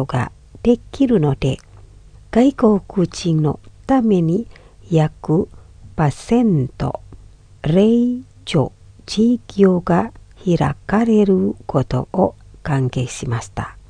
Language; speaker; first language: Japanese; non-native, fluent; Indonesian